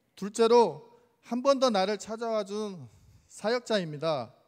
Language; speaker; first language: Korean; native; Korean